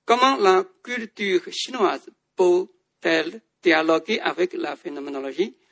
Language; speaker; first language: French; non-native, fluent; Chinese